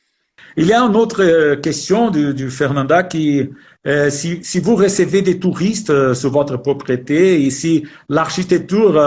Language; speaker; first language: French; non-native, learner; Portuguese